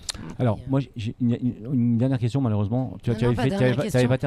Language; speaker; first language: French; native; French